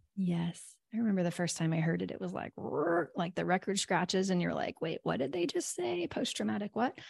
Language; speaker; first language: English; native; English